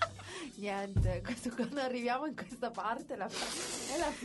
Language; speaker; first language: Italian; native; Italian